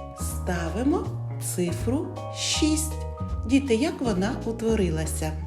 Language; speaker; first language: Ukrainian; native; Ukrainian